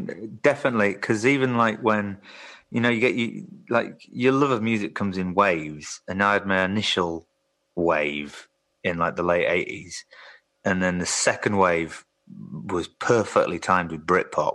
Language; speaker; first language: English; native; English